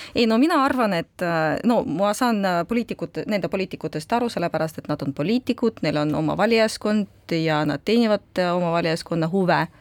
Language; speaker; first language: Estonian; non-native, local second language; Russian